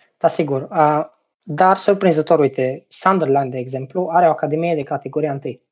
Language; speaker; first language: Romanian; native; Romanian